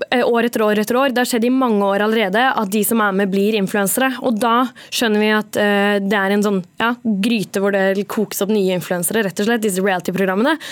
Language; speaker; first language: Norwegian; native; Norwegian